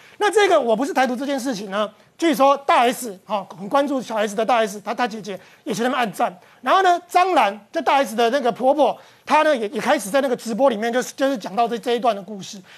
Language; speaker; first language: Chinese; native; Chinese